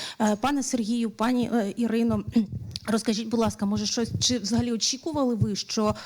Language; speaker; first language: Ukrainian; native; Ukrainian